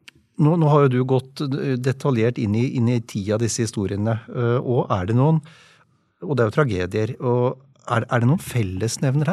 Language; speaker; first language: Norwegian; native; Norwegian